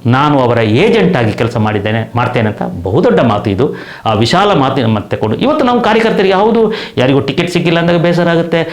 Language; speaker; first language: Kannada; non-native, local second language; Kodava